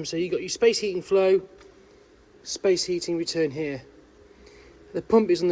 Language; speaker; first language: English; native; English